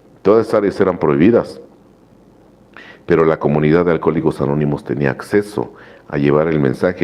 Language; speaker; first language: Spanish; native; Spanish